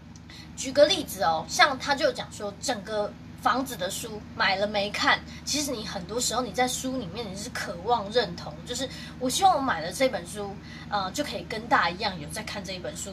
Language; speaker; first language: Chinese; native; Chinese